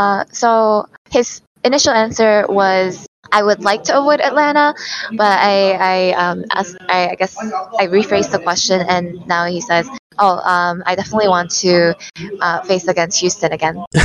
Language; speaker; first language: English; non-native, fluent; Korean